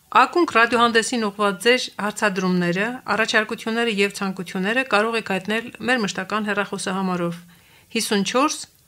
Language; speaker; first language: Armenian; native; Armenian